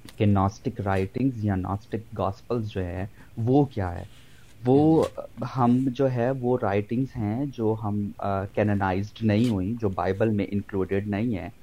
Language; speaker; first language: Urdu; non-native, local second language; Punjabi